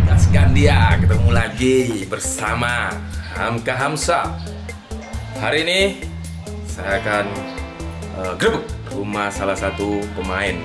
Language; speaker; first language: Indonesian; native; Indonesian